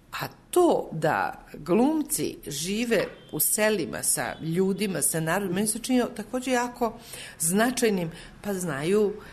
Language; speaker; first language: Serbian; native; Serbian